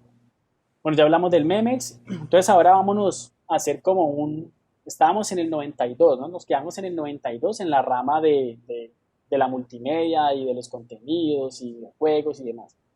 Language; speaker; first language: Spanish; native; Spanish